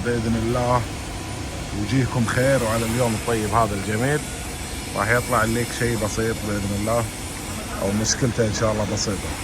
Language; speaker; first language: Arabic; native; Arabic